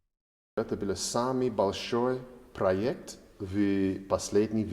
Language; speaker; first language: Russian; non-native, learner; English